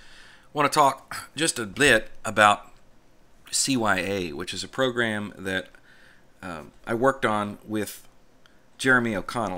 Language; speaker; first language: English; native; English